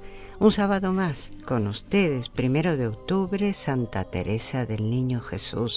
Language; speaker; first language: Spanish; native; Spanish